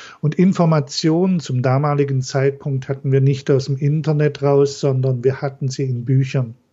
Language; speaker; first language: German; native; German